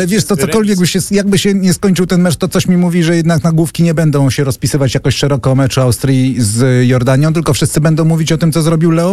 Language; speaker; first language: Polish; native; Polish